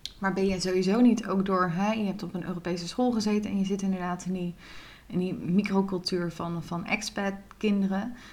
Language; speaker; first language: Dutch; native; Dutch